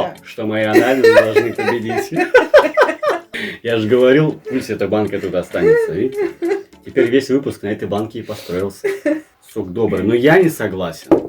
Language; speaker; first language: Russian; native; Russian